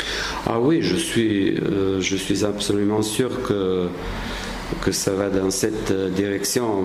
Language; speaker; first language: French; non-native, fluent; Serbian